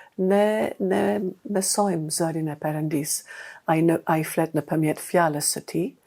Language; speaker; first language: Albanian; non-native, fluent; English